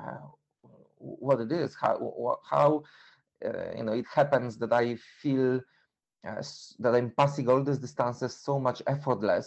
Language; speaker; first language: English; non-native, fluent; Polish